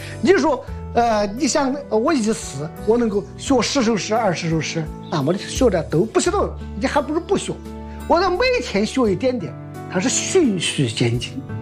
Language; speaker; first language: Chinese; native; Chinese